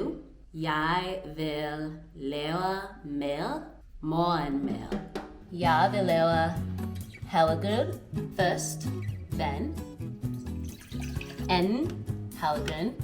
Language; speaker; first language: Danish; non-native, learner; English